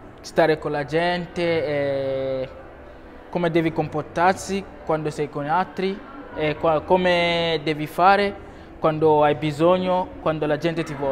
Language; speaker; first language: Italian; non-native, learner; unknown